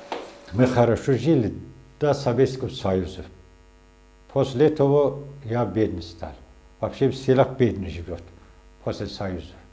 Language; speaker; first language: Russian; non-native, learner; Azerbaijani